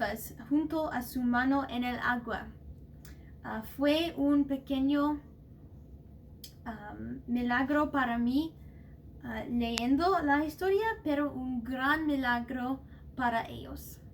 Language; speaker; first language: Spanish; non-native, learner; English